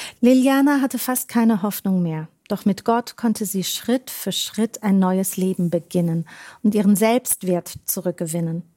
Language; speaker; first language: German; native; German